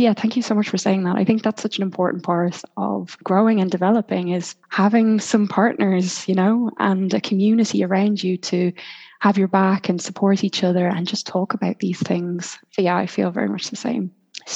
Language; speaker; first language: English; native; English